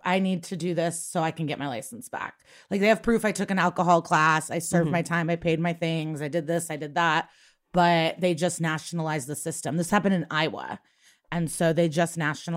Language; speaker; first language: English; early bilingual, other home language; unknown